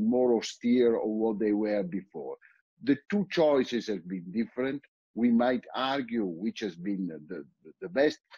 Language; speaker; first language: English; non-native, fluent; Italian